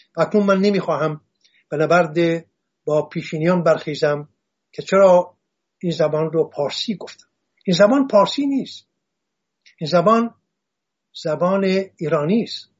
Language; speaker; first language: Persian; non-native, local second language; Assyrian Neo-Aramaic